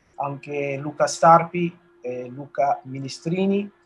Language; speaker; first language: Italian; non-native, learner; English